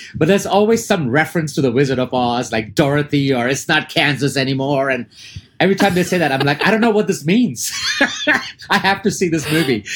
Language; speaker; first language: English; early bilingual, other home language; Arabic